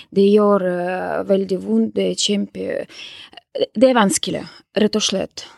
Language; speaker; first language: Norwegian; non-native, fluent; Russian